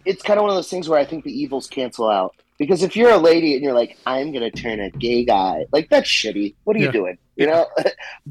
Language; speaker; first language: English; native; English